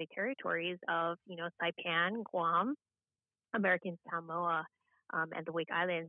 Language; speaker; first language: English; native; English